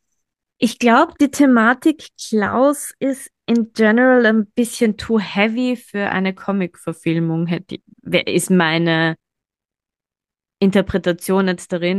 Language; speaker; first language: German; native; German